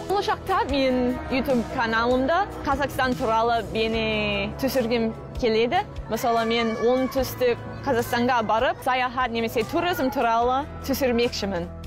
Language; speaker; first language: Kazakh; non-native, learner; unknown